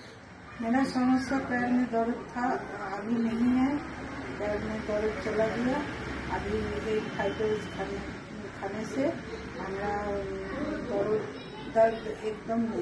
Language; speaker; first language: Hindi; non-native, local second language; Bangla